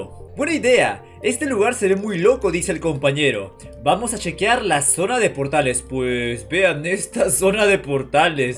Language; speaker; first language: Spanish; native; Spanish